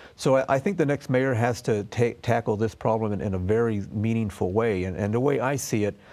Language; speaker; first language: English; native; English